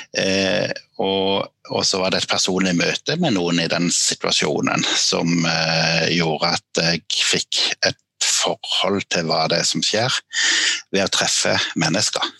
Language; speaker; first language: Norwegian; native; Norwegian